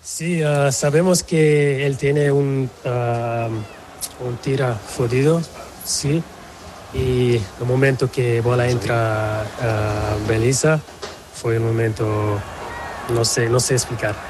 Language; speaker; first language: Spanish; non-native, learner; Portuguese